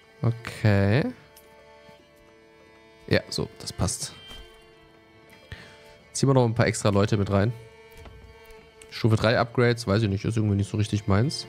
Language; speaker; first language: German; native; German